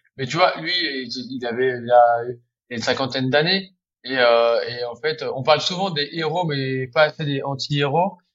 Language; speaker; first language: French; native; French